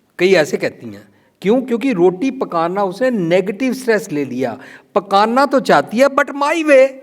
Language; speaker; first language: Hindi; non-native, local second language; Punjabi